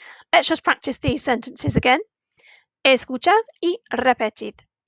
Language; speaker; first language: English; native; English